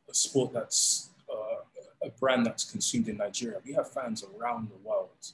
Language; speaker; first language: English; native; English